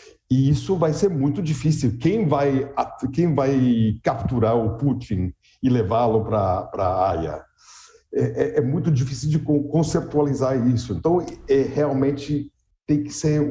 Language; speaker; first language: Portuguese; non-native, fluent; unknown